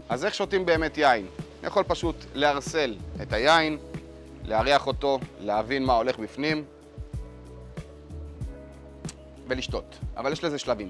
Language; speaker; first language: Hebrew; native; Hebrew